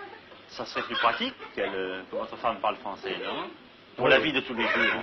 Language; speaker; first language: French; native; French